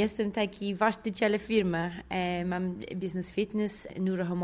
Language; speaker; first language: Polish; non-native, learner; English